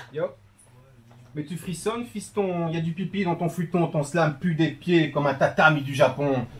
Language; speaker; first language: French; early bilingual, other home language; Turkish